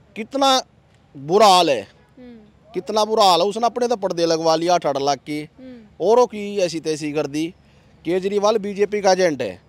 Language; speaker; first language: Hindi; native; Hindi